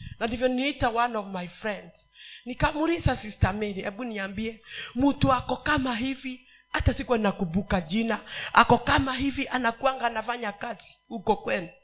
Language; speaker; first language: Swahili; non-native, local second language; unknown